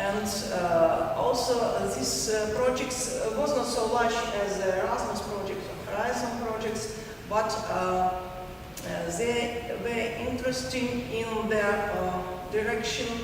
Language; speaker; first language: English; non-native, learner; Ukrainian